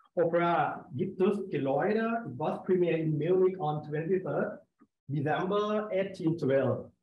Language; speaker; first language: English; non-native, learner; Thai